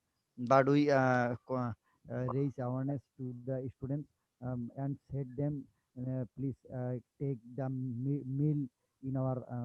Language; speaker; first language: English; non-native, local second language; Bangla